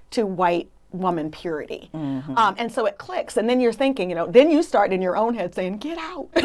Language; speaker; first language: English; native; English